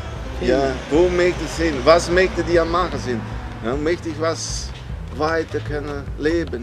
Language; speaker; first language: German; early bilingual, heritage; Portuguese